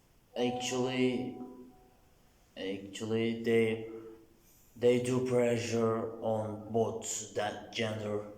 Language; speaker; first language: English; non-native, learner; Turkish